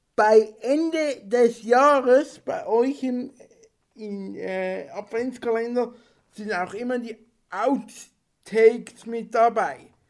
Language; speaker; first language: German; native; German